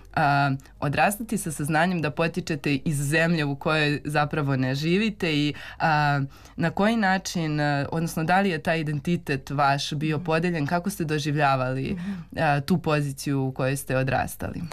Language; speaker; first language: Serbian; native; Serbian